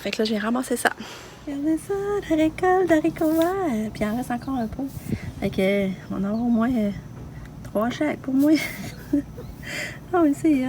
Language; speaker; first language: French; native; French